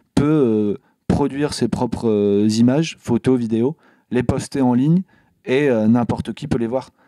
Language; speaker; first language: French; native; French